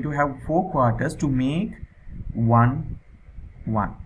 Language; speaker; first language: English; non-native, local second language; Sinhala